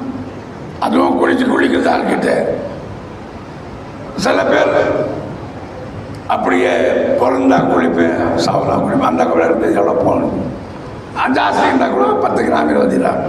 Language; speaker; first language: Tamil; non-native, learner; Urdu